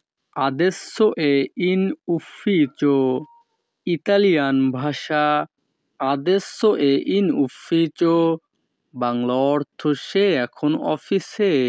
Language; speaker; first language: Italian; non-native, fluent; Bangla